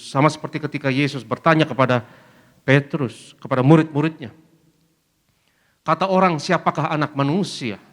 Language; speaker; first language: Indonesian; native; Indonesian